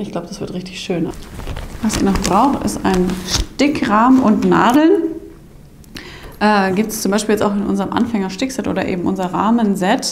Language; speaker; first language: German; native; German